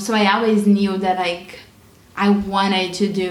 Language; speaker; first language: English; non-native, fluent; Portuguese